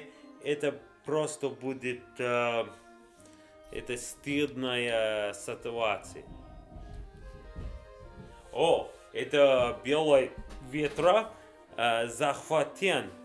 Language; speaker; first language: Russian; non-native, learner; English